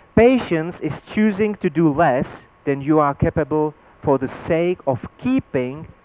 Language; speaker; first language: English; non-native, fluent; Czech